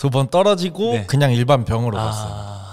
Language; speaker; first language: Korean; native; Korean